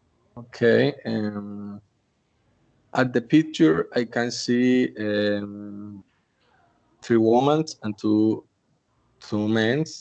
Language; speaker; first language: English; non-native, learner; Spanish